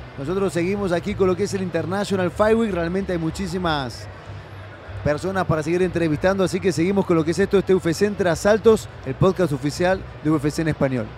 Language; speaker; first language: Spanish; native; Spanish